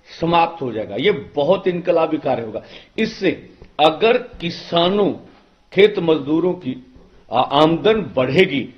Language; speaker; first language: Hindi; non-native, local second language; Punjabi